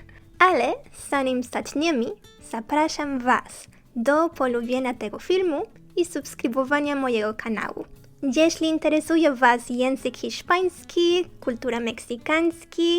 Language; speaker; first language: Polish; non-native, learner; Spanish